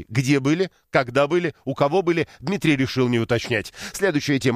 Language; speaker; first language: Russian; native; Russian